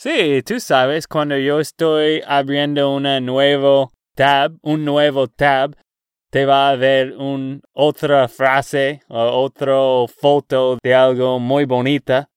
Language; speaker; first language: Spanish; non-native, learner; English